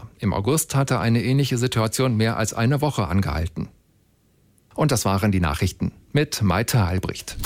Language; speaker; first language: German; native; German